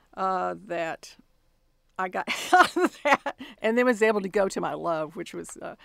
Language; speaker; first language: English; native; English